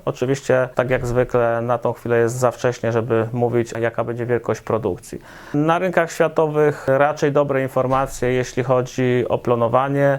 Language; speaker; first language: Polish; native; Polish